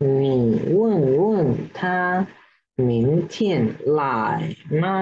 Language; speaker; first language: Chinese; non-native, learner; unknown